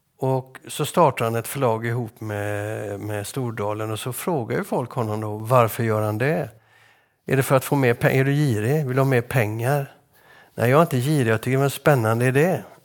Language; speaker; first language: Swedish; native; Swedish